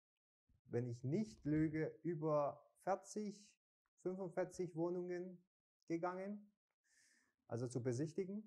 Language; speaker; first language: German; non-native, fluent; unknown